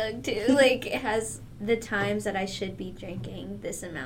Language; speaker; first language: English; native; English